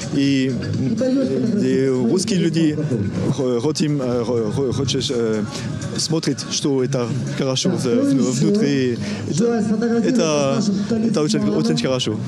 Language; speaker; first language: Russian; non-native, learner; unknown